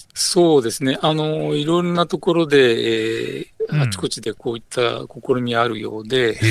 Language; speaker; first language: Japanese; native; Japanese